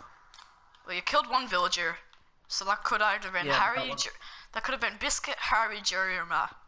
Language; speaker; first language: English; native; English